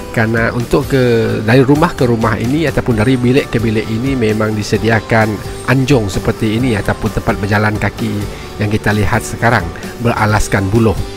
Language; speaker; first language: Malay; native; Malay